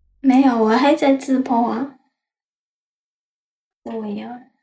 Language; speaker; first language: Chinese; non-native, learner; Indonesian